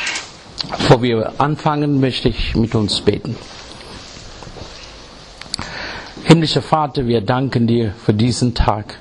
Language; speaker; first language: German; non-native, fluent; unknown